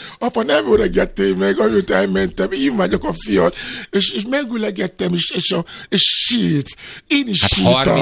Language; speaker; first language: Hungarian; non-native, fluent; Yoruba